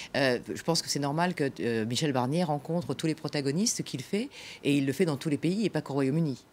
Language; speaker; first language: French; native; French